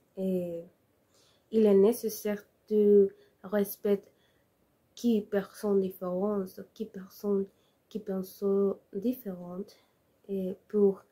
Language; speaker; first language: French; non-native, learner; Spanish